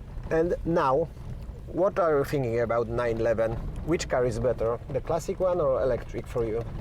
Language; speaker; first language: English; non-native, learner; Polish